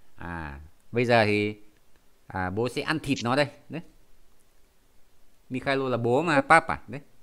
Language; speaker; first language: Vietnamese; native; Vietnamese